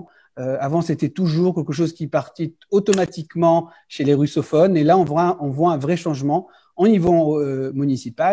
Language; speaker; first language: French; early bilingual, heritage; French